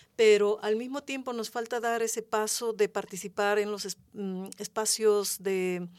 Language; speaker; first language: Spanish; native; Spanish